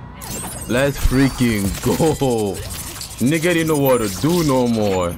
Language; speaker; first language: English; native; English